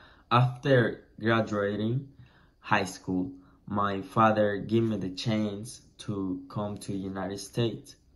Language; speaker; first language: English; non-native, learner; Spanish